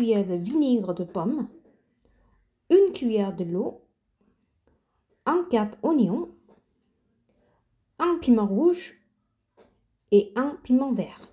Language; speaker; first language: French; non-native, learner; Korean